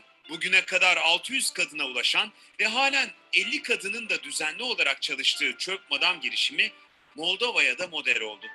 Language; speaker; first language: Turkish; native; Turkish